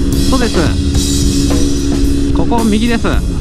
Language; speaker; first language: Japanese; native; Japanese